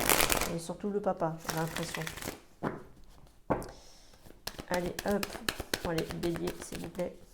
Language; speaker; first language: French; native; French